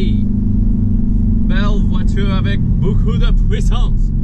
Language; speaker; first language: French; non-native, learner; English